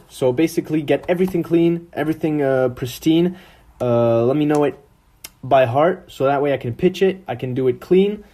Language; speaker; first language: English; non-native, fluent; French